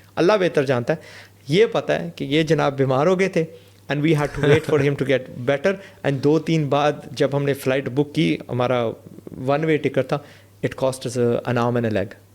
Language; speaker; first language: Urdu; non-native, fluent; English